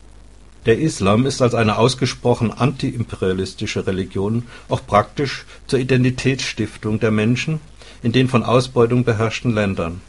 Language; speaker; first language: German; native; German